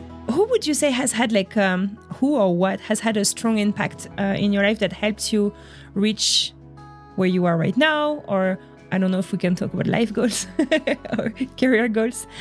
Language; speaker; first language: English; non-native, fluent; French